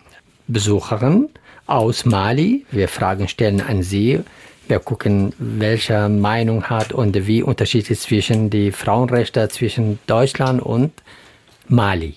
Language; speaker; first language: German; non-native, learner; Central Kurdish